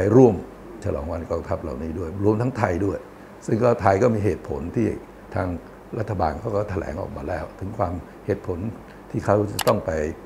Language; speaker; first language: Thai; native; Thai